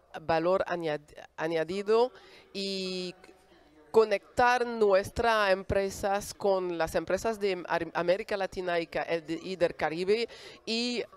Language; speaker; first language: Spanish; non-native, fluent; French